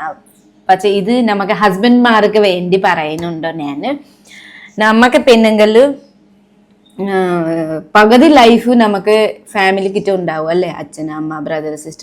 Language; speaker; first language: Malayalam; non-native, learner; Nepali